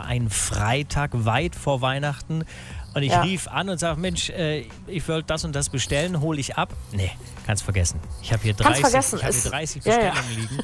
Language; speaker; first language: German; native; German